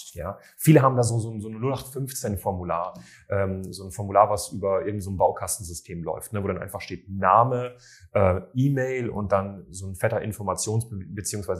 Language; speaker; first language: German; native; German